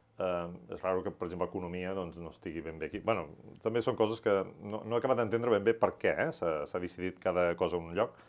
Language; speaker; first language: Catalan; native; Catalan